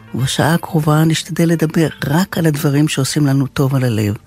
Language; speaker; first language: Hebrew; native; Hebrew